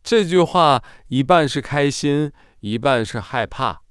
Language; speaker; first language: Chinese; non-native, fluent; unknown